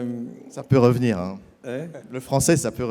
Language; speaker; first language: French; native; French